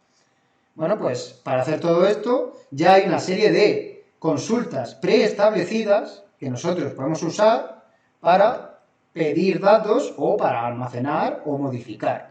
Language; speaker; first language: Spanish; native; Spanish